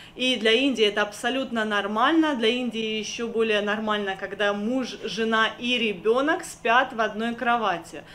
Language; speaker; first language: Russian; native; Russian